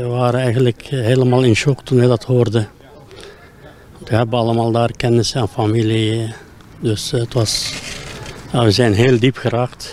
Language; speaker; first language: Dutch; non-native, fluent; Turkish